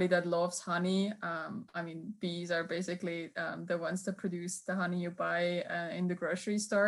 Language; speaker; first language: English; non-native, fluent; Swiss German